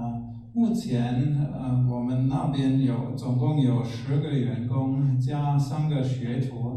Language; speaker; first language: Chinese; non-native, fluent; German